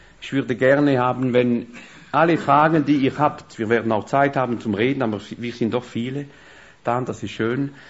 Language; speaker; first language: German; non-native, fluent; French